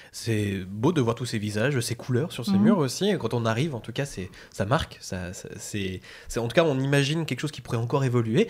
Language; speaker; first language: French; native; French